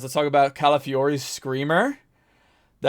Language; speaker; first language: English; native; English